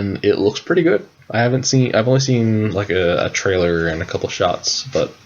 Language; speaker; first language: English; native; English